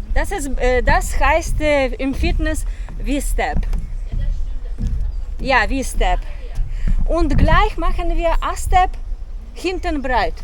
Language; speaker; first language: German; non-native, learner; Ukrainian